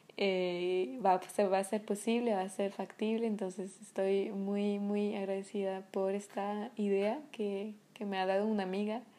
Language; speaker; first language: Spanish; non-native, fluent; French